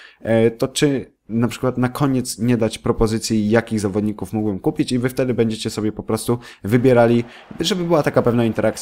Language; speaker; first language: Polish; native; Polish